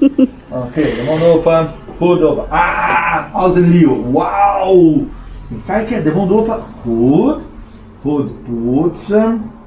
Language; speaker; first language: Dutch; non-native, learner; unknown